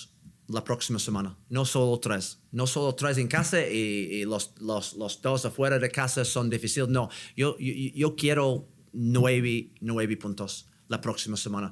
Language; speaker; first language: Spanish; non-native, learner; English